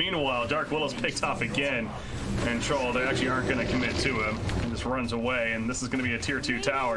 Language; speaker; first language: English; native; English